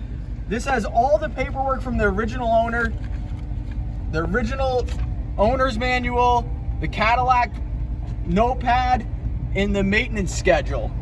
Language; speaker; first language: English; native; English